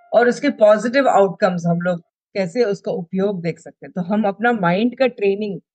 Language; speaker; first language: Hindi; non-native, local second language; Telugu